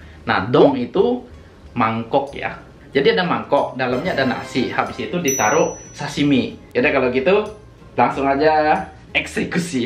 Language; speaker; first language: Indonesian; native; Indonesian